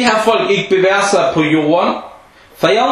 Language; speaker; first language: Danish; non-native, fluent; Arabic